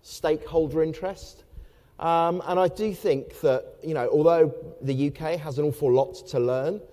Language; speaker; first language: English; native; English